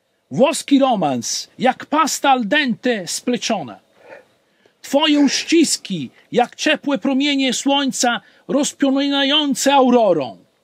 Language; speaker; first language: Polish; non-native, fluent; Italian